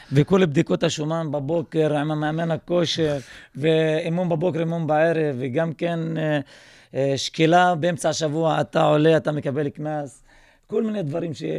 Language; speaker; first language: Hebrew; non-native, local second language; Arabic